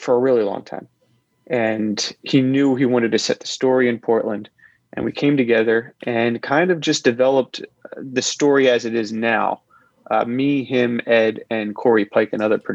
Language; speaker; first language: English; native; English